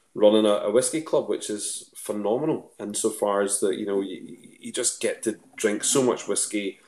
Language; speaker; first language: English; native; English